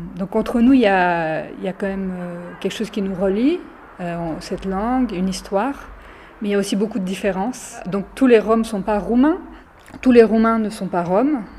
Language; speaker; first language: French; early bilingual, other home language; Romany